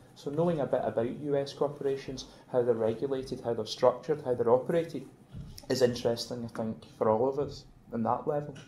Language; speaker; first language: English; native; English